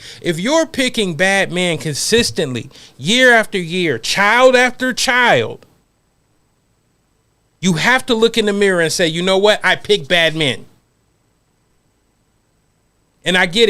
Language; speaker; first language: English; native; English